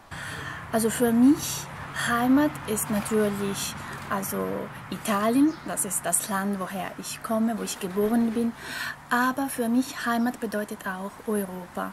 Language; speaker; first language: German; non-native, fluent; Italian